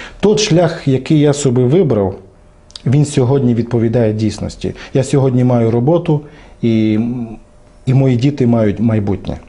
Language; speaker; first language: Ukrainian; non-native, local second language; Romany